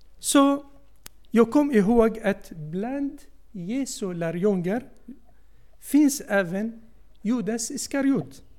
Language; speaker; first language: Swedish; non-native, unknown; Arabic